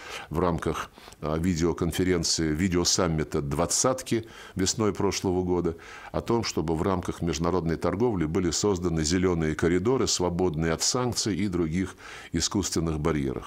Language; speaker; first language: Russian; native; Russian